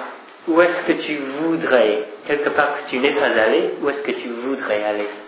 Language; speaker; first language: French; non-native, fluent; English